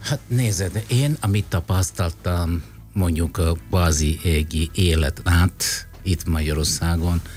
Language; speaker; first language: Hungarian; non-native, fluent; Italian